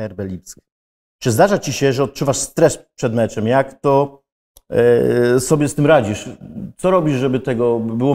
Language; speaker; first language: Polish; native; Polish